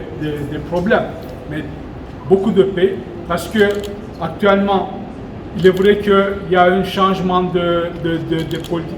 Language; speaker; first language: French; non-native, fluent; Turkish